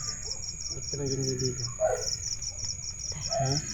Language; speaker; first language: Filipino; non-native, local second language; Cebuano